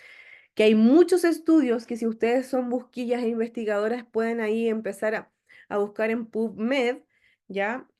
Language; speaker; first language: Spanish; native; Spanish